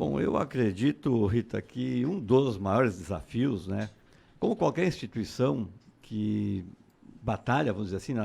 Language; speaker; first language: Portuguese; native; Portuguese